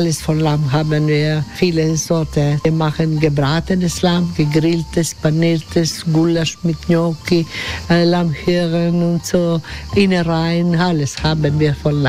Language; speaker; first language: German; non-native, learner; Croatian